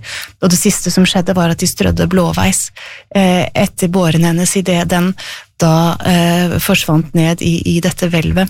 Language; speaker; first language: Norwegian; native; Norwegian